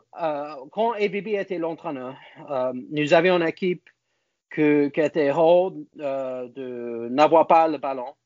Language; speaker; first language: French; non-native, learner; English